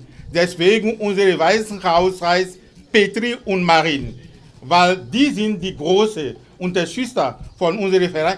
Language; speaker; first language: German; non-native, fluent; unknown